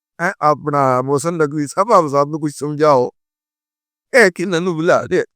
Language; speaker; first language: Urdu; non-native, local second language; Punjabi